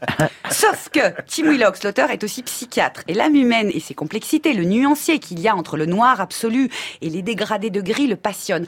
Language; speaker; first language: French; native; French